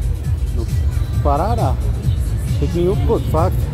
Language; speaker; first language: Czech; non-native, learner; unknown